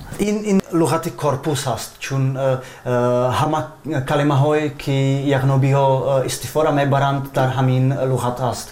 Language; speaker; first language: Persian; non-native, fluent; Czech